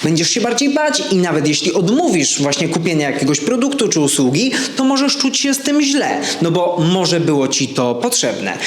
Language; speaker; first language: Polish; native; Polish